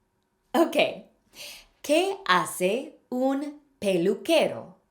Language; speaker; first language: Spanish; non-native, fluent; English